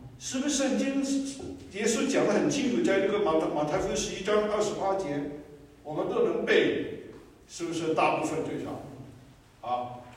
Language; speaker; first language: Chinese; non-native, local second language; Cantonese